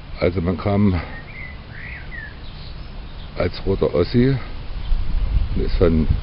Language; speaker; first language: German; native; German